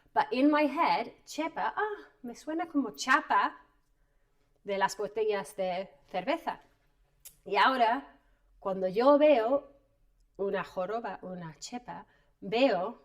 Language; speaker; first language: Spanish; non-native, fluent; English